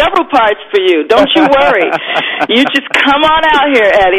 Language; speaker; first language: English; native; English